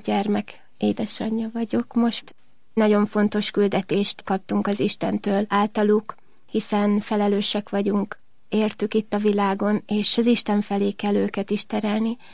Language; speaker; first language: Hungarian; native; Hungarian